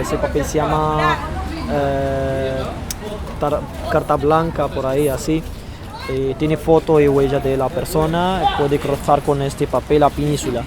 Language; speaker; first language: Spanish; non-native, fluent; Arabic